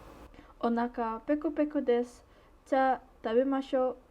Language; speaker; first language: Japanese; non-native, learner; Indonesian